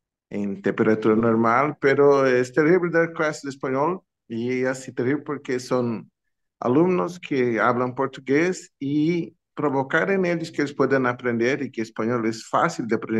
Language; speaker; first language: Spanish; non-native, fluent; Portuguese